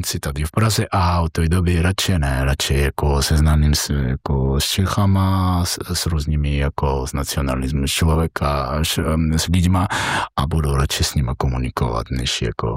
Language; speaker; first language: Czech; non-native, learner; Georgian